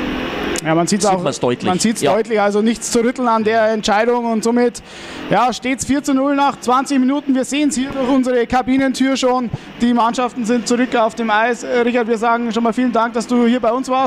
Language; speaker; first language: German; native; German